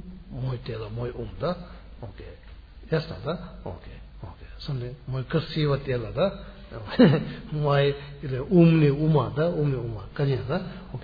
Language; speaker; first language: Russian; non-native, learner; Tibetan